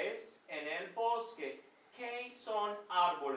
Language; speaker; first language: Spanish; non-native, fluent; English